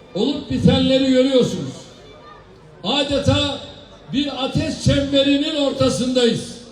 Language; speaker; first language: Turkish; native; Turkish